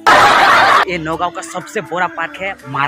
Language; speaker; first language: Hindi; non-native, local second language; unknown